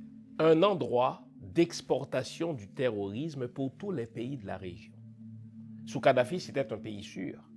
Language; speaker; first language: French; non-native, local second language; Haitian Creole